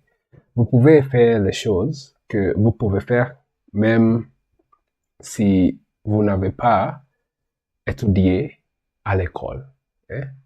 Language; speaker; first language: French; non-native, learner; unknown